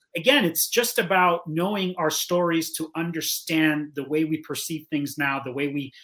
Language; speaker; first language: English; native; English